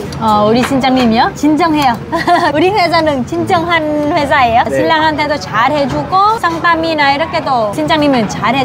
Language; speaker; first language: Korean; non-native, fluent; Vietnamese